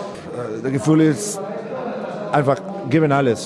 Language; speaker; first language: German; non-native, learner; Spanish